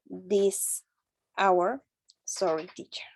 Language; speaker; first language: English; non-native, learner; Spanish